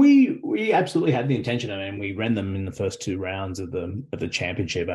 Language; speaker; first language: English; native; English